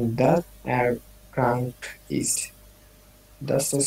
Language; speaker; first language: German; non-native, learner; Bangla